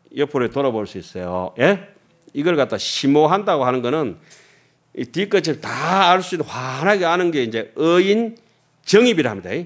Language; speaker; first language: Korean; native; Korean